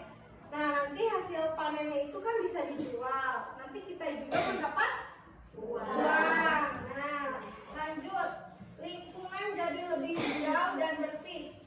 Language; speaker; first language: Indonesian; native; Indonesian